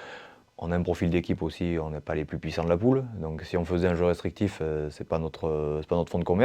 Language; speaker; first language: French; native; French